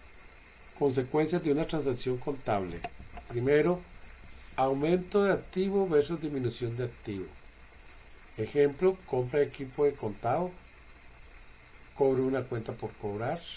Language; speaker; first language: Spanish; native; Spanish